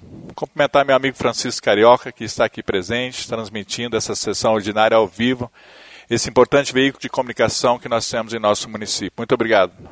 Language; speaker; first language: Portuguese; native; Portuguese